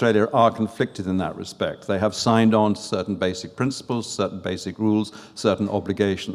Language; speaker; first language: English; non-native, fluent; French